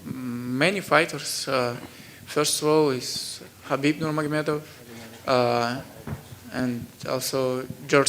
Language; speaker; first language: English; non-native, learner; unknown